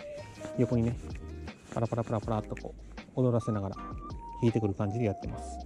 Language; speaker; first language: Japanese; native; Japanese